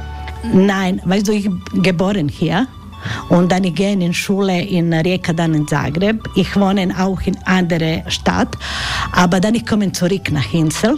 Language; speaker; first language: German; non-native, learner; Croatian